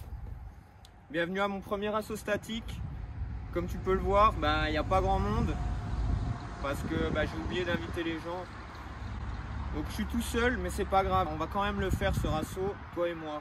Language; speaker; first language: French; native; French